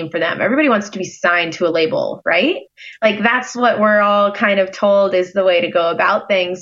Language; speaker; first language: English; native; English